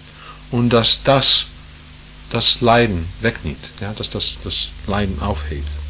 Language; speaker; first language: German; non-native, fluent; English